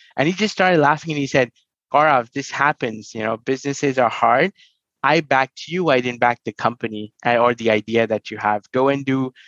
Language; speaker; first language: English; non-native, local second language; Hindi